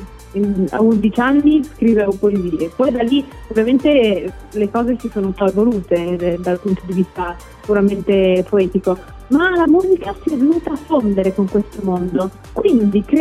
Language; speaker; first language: Italian; native; Italian